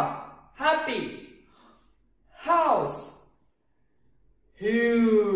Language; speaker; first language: English; non-native, learner; Vietnamese